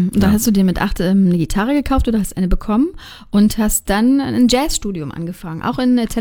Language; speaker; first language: German; native; German